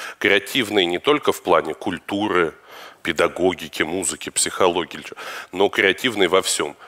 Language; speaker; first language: Russian; native; Russian